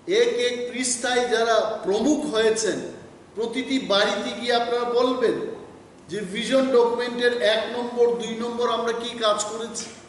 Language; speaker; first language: Bangla; non-native, local second language; Kok Borok